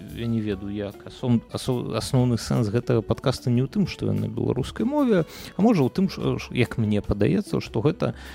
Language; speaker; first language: Belarusian; non-native, local second language; Russian